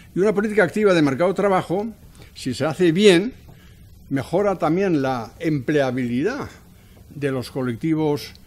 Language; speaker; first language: Spanish; non-native, fluent; German